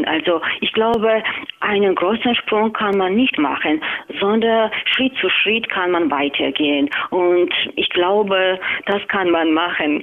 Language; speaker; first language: German; non-native, fluent; Georgian